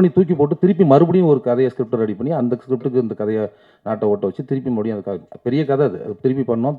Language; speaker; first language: Tamil; native; Tamil